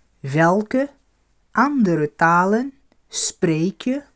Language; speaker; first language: Dutch; non-native, fluent; Arabic